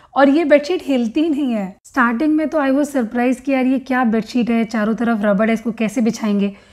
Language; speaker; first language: Hindi; native; Hindi